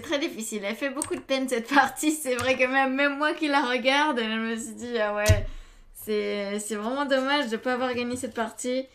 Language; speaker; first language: French; native; French